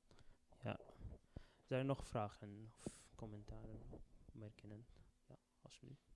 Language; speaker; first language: Dutch; non-native, learner; Arabic